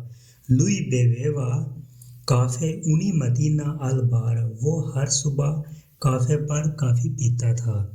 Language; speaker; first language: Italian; non-native, learner; Urdu